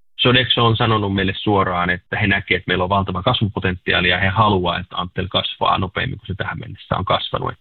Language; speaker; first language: Finnish; native; Finnish